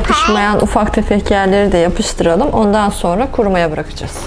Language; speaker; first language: Turkish; native; Turkish